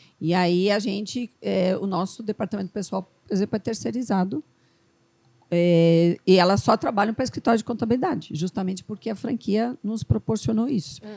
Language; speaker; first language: Portuguese; early bilingual, other home language; Spanish